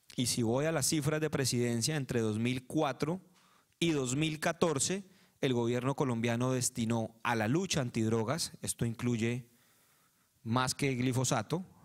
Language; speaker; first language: Spanish; native; Spanish